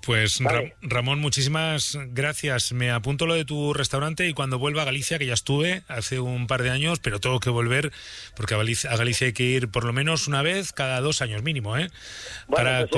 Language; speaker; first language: Spanish; native; Spanish